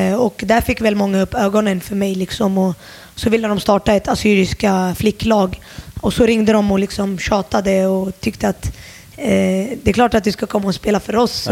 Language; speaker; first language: Swedish; early bilingual, other home language; Turoyo